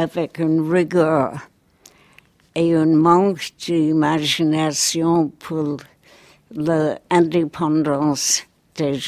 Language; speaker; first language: French; non-native, fluent; English